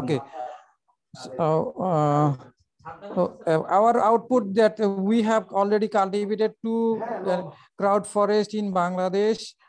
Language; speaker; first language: English; non-native, local second language; Bangla